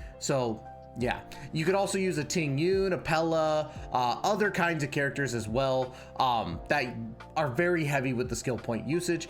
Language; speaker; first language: English; native; English